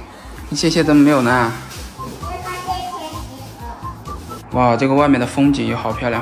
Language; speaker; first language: Chinese; native; Chinese